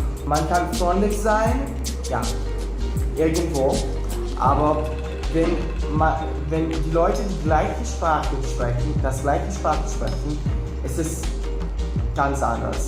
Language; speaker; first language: German; non-native, fluent; Portuguese